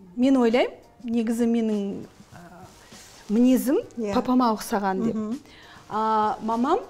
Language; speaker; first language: Kazakh; non-native, local second language; Russian